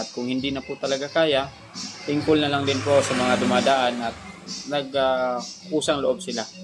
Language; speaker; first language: Filipino; non-native, local second language; Cebuano